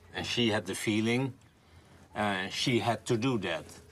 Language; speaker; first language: English; non-native, fluent; Dutch